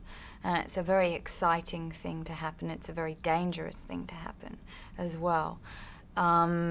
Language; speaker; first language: English; native; English